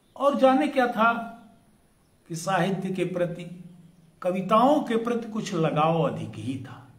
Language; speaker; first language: Hindi; native; Hindi